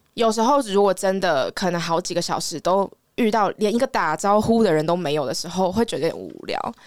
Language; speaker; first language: Chinese; native; Chinese